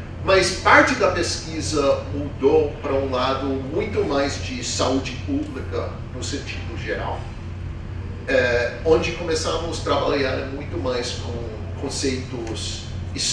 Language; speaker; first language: Portuguese; non-native, fluent; English